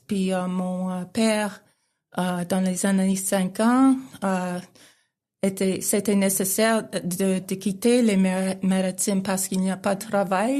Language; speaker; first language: French; non-native, local second language; English